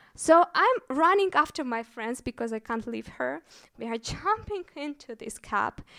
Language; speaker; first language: English; non-native, fluent; Russian